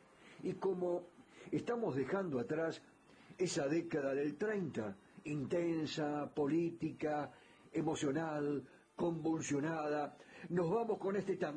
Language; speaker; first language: Spanish; native; Spanish